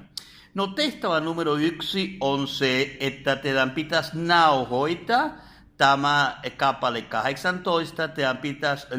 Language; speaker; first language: Finnish; non-native, fluent; Spanish